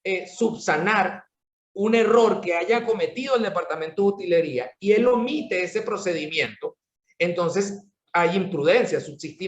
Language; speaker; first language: Spanish; native; Spanish